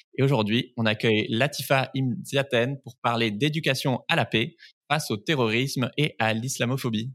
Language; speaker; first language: French; native; French